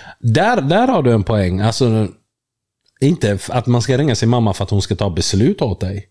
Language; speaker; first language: Swedish; early bilingual, other home language; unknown